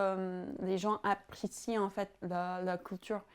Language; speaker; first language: French; non-native, fluent; English